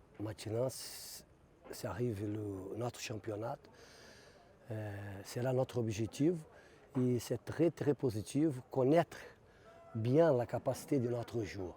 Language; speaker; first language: French; non-native, fluent; Portuguese